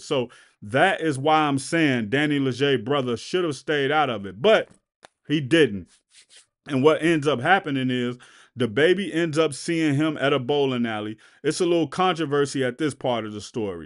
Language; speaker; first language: English; native; English